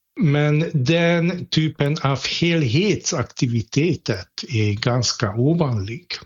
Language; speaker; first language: Swedish; non-native, fluent; Hungarian